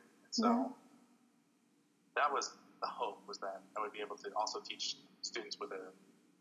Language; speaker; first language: English; native; English